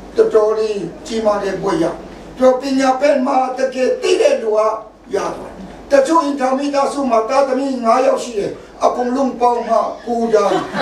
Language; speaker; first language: Burmese; non-native, local second language; Kachin